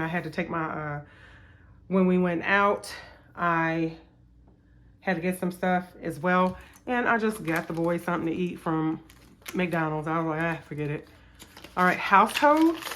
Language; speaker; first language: English; native; English